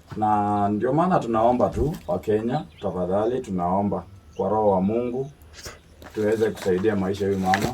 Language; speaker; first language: Swahili; non-native, local second language; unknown